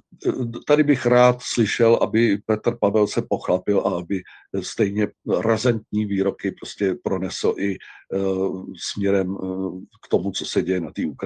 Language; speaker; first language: Czech; native; Czech